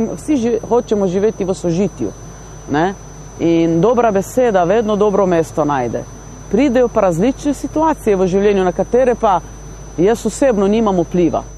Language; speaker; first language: Slovenian; non-native, local second language; Romany